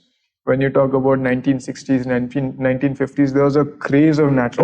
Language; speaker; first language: English; non-native, local second language; Gujarati